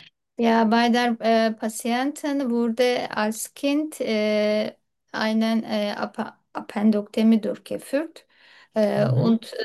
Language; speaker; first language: German; non-native, learner; Turkish